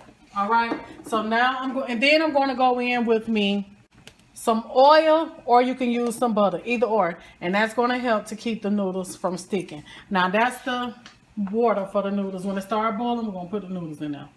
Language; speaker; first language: English; native; English